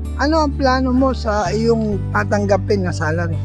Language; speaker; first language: Filipino; native; Filipino